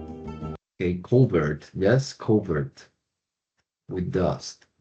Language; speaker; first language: English; non-native, fluent; Spanish